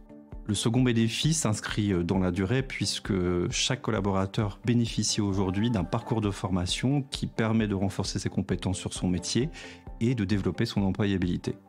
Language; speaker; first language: French; native; French